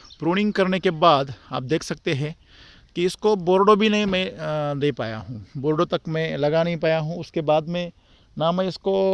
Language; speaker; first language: Hindi; non-native, local second language; Marathi